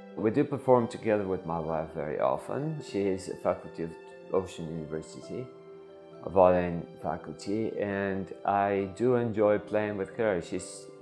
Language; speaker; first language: English; non-native, fluent; Bulgarian